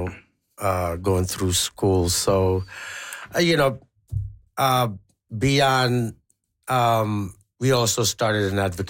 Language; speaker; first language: English; non-native, local second language; Pampanga